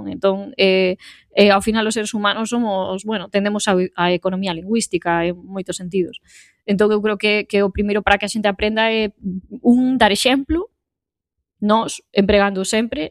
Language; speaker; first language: Galician; native; Galician